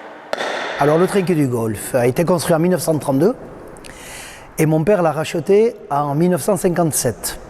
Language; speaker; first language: French; native; French